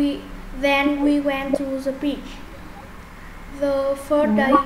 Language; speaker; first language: English; non-native, learner; Vietnamese